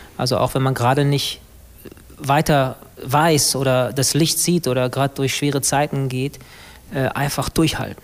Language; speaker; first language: German; early bilingual, other home language; English